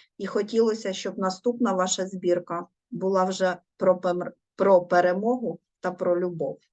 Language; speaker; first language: Ukrainian; native; Ukrainian